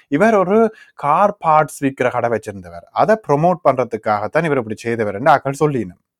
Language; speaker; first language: Tamil; early bilingual, heritage; Tamil